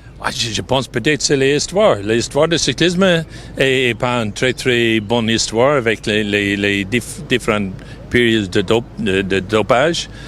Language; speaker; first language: French; non-native, fluent; English